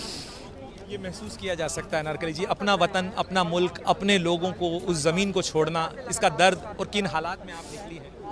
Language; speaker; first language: Hindi; native; Hindi